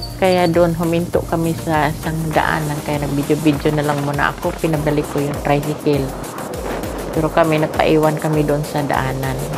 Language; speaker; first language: Filipino; non-native, local second language; Cebuano